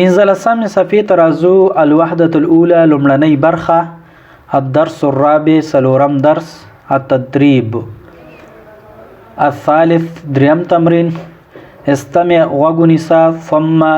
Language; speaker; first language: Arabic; non-native, fluent; Pashto